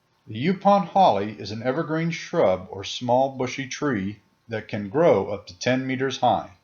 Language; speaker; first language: English; native; English